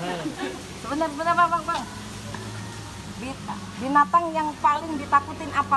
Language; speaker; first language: Indonesian; native; Indonesian